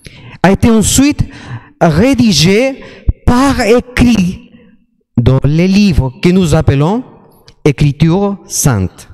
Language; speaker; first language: French; non-native, fluent; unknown